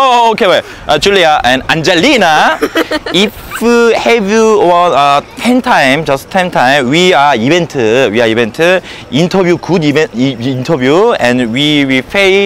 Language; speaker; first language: English; non-native, learner; Korean